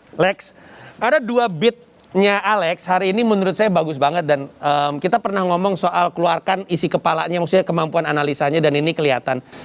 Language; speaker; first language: Indonesian; native; Indonesian